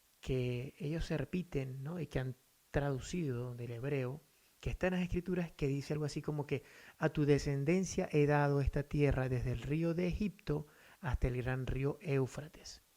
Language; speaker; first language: Spanish; native; Spanish